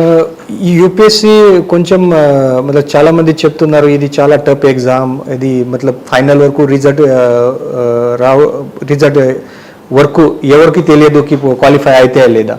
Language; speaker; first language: Telugu; non-native, learner; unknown